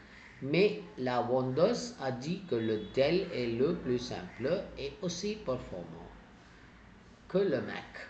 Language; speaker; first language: French; non-native, fluent; Tamil